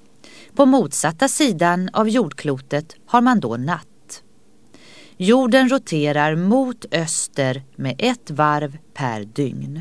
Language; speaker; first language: Swedish; native; Swedish